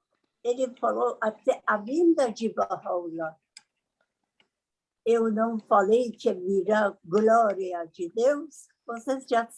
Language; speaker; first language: Portuguese; non-native, learner; Persian